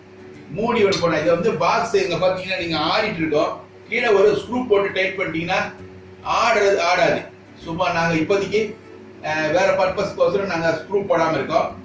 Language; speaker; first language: Tamil; native; Tamil